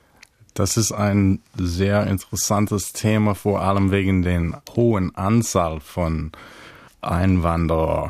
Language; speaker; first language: German; non-native, fluent; English